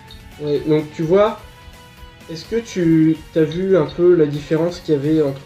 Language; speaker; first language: French; native; French